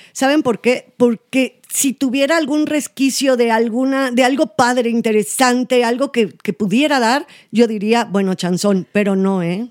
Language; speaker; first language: Spanish; native; Spanish